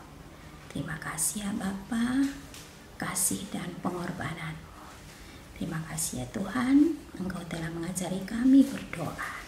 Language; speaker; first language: Indonesian; native; Indonesian